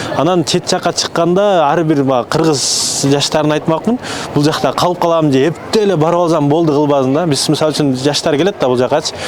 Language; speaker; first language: Kyrgyz; native; Kyrgyz